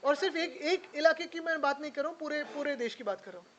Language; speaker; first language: Hindi; non-native, local second language; Marathi